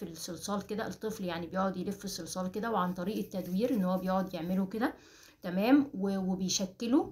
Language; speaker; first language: Arabic; native; Arabic